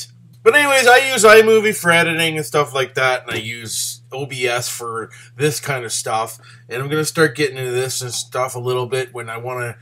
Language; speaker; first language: English; native; English